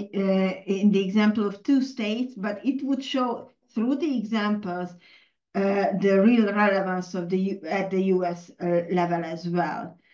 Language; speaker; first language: English; non-native, fluent; Hungarian